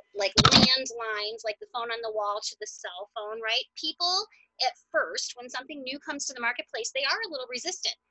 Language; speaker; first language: English; native; English